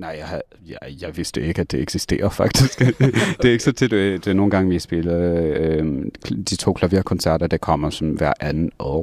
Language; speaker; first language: Danish; non-native, fluent; English